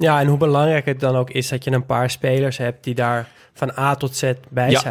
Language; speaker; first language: Dutch; native; Dutch